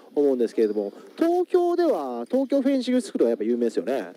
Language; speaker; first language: Japanese; native; Japanese